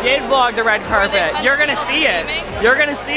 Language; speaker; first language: English; native; English